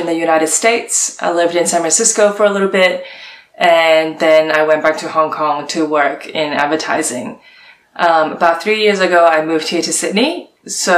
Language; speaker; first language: English; non-native, local second language; Cantonese